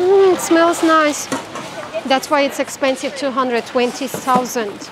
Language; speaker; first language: English; non-native, learner; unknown